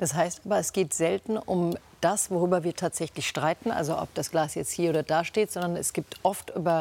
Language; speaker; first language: German; native; German